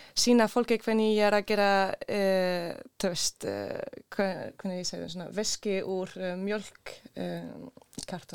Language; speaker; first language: Icelandic; non-native, learner; Swedish